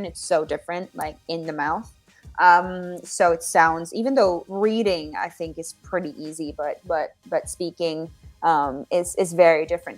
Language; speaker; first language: English; non-native, fluent; Finnish